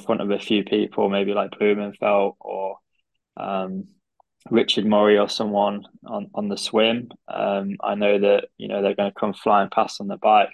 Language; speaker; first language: English; native; English